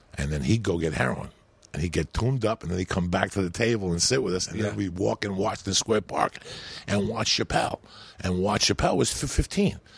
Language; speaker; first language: English; early bilingual, other home language; Spanish